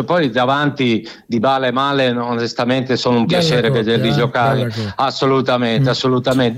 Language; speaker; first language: Italian; native; Italian